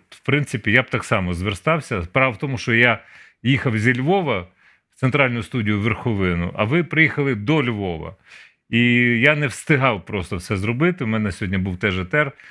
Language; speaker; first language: Ukrainian; native; Ukrainian